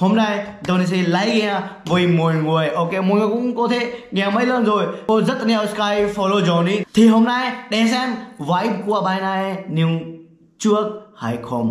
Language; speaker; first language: Vietnamese; non-native, learner; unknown